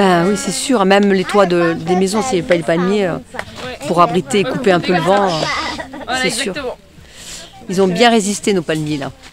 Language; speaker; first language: French; native; French